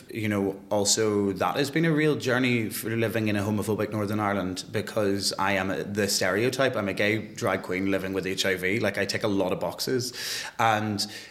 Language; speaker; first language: English; native; English